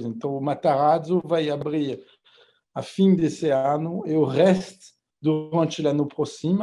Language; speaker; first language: Portuguese; non-native, fluent; French